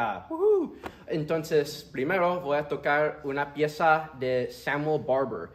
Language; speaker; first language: Spanish; early bilingual, heritage; Spanish